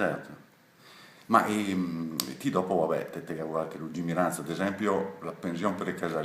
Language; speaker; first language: Italian; native; Italian